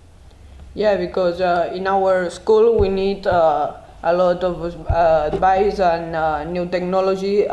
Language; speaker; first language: English; non-native, learner; Spanish